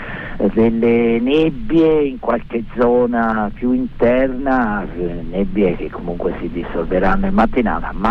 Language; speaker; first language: Italian; native; Italian